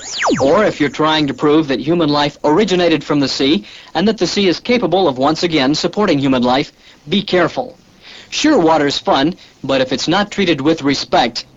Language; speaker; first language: English; native; English